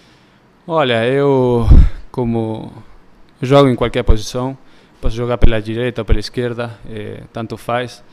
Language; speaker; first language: Portuguese; early bilingual, heritage; Spanish